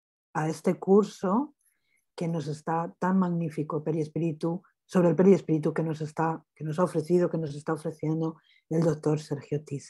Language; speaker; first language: Spanish; native; Spanish